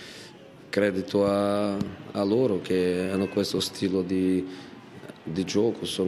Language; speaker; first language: Italian; non-native, fluent; Portuguese